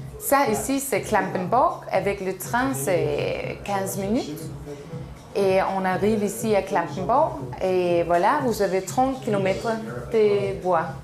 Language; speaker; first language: French; non-native, learner; Danish